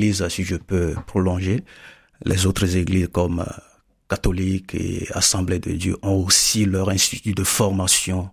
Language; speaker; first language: French; non-native, local second language; Ewe